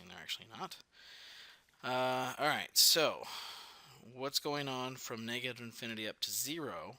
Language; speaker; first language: English; native; English